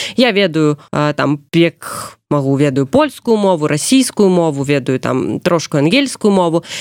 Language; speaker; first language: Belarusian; non-native, local second language; Russian